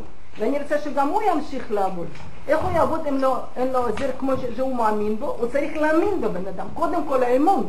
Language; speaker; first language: Hebrew; non-native, fluent; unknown